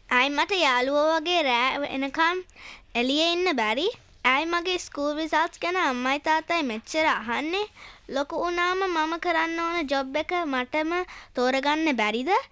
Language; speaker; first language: Sinhala; early bilingual, heritage; Sinhala